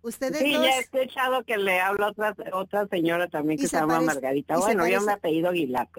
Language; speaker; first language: Spanish; native; Spanish